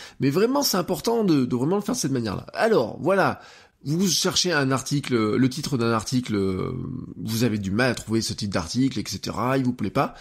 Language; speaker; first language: French; native; French